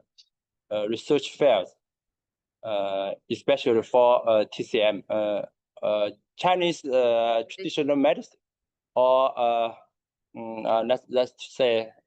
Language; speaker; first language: English; non-native, learner; Chinese